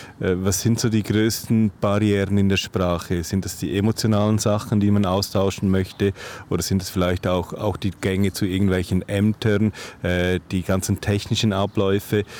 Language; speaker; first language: German; native; German